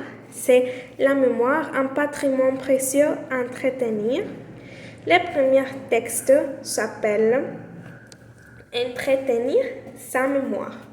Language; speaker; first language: French; non-native, learner; Spanish